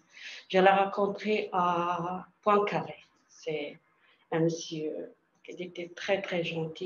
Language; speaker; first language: French; non-native, learner; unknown